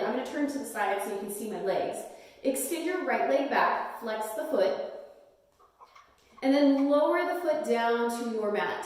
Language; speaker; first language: English; native; English